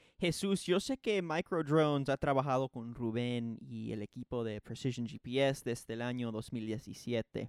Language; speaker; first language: Spanish; non-native, fluent; English